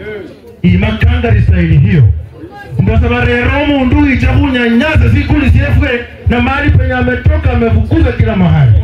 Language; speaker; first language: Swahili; non-native, local second language; Luyia